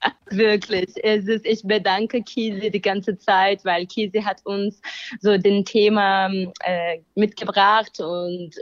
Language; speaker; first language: German; non-native, learner; Portuguese